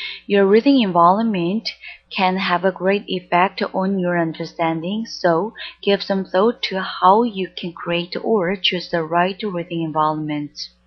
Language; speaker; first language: English; non-native, fluent; Korean